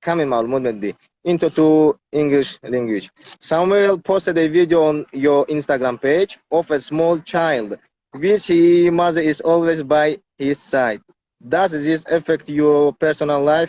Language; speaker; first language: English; non-native, learner; Tajik